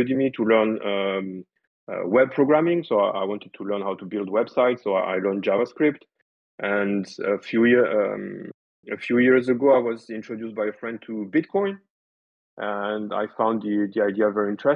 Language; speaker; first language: English; non-native, fluent; French